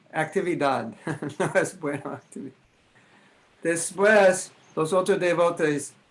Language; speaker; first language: Spanish; non-native, learner; English